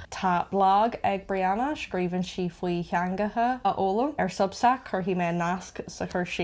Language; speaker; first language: Irish; non-native, local second language; English